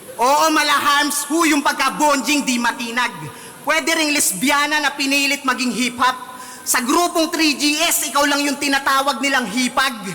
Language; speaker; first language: Filipino; native; Filipino